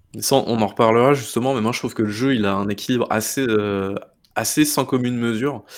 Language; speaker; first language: French; native; French